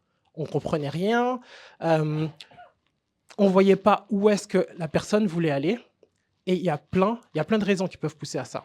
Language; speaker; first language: French; native; French